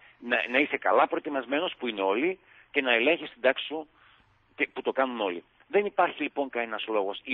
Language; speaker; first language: Greek; native; Greek